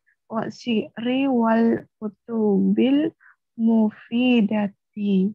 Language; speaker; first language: Arabic; non-native, learner; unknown